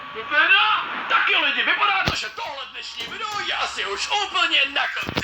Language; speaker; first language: Czech; native; Czech